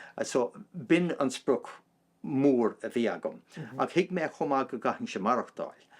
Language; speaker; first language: Irish; non-native, local second language; English